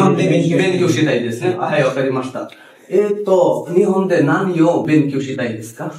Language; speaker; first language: Japanese; non-native, fluent; Bangla